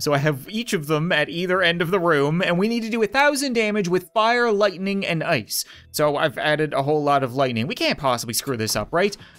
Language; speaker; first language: English; native; English